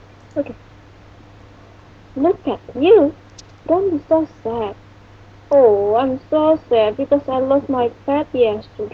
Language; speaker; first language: English; non-native, learner; Indonesian